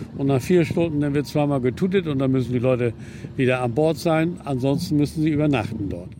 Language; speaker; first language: German; native; German